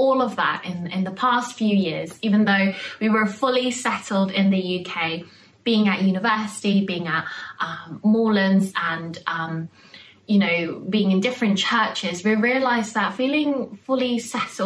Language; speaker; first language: English; early bilingual, other home language; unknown